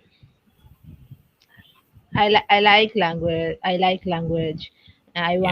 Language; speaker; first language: English; non-native, learner; Odia